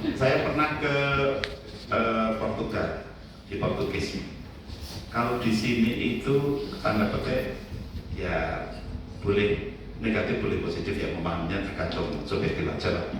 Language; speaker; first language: Indonesian; native; Indonesian